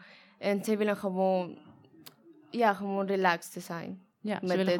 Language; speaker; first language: Dutch; non-native, learner; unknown